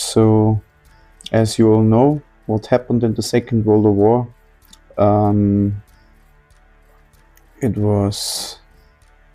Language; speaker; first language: English; non-native, fluent; German